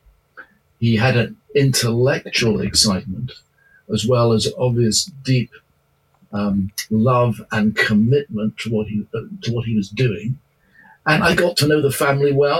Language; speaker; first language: English; native; English